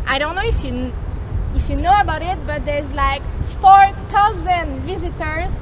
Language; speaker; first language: English; non-native, local second language; French